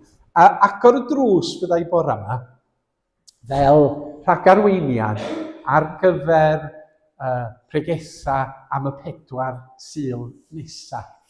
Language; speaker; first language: Welsh; native; Welsh